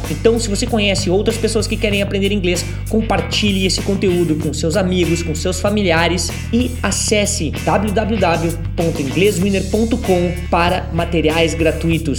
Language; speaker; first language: Portuguese; native; Portuguese